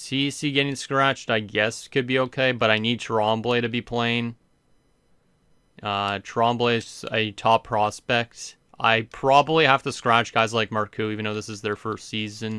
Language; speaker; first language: English; native; English